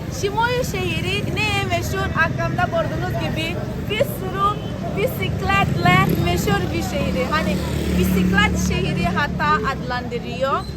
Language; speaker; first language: Turkish; non-native, fluent; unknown